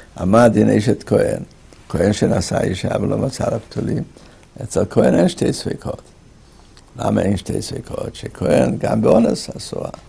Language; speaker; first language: Hebrew; native; Hebrew